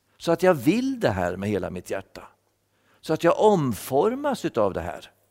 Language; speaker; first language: Swedish; native; Swedish